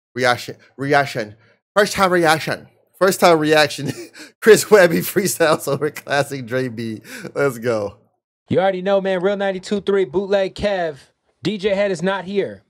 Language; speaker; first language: English; native; English